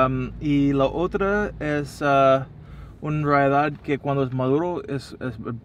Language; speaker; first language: Spanish; non-native, learner; English